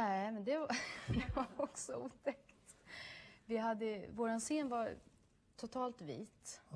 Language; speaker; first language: Swedish; native; Swedish